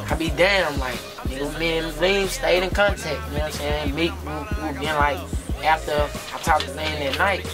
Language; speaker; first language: English; native; English